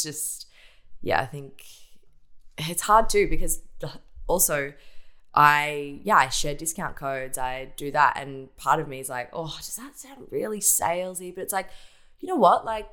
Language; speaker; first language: English; native; English